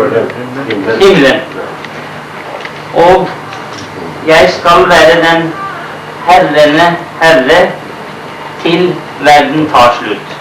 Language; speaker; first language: Norwegian; non-native, fluent; Urdu